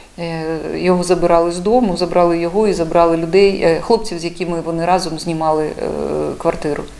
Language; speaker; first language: Ukrainian; native; Ukrainian